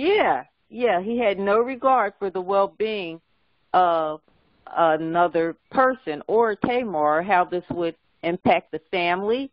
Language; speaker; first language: English; native; English